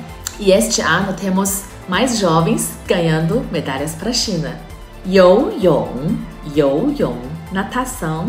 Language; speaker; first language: Portuguese; non-native, fluent; Chinese